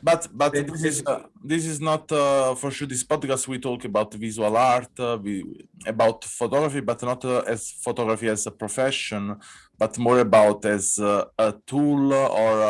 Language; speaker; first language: English; non-native, fluent; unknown